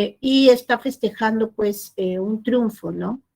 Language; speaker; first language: Spanish; native; Spanish